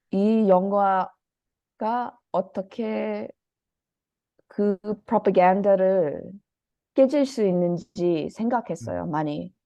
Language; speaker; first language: Korean; early bilingual, heritage; Korean